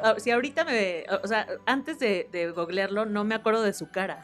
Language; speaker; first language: Spanish; native; Spanish